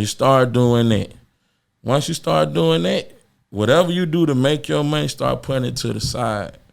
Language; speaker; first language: English; native; English